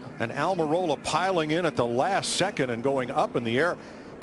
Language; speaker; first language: English; native; English